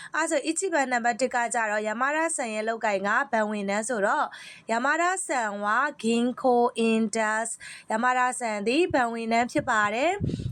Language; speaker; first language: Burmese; native; Burmese